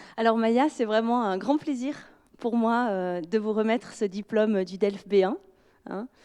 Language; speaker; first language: French; native; French